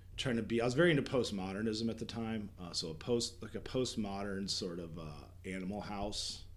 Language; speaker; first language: English; native; English